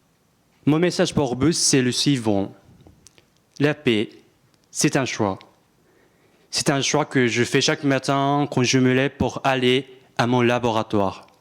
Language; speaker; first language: French; non-native, fluent; Japanese